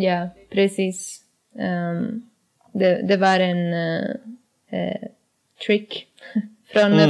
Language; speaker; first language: Swedish; non-native, learner; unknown